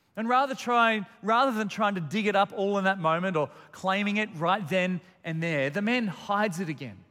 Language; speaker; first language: English; native; English